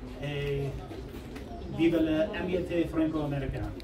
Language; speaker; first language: French; non-native, fluent; English